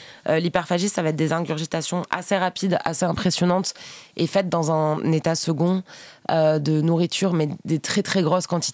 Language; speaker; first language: French; native; French